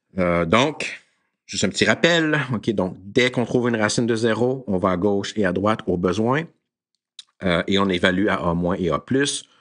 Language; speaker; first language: French; native; French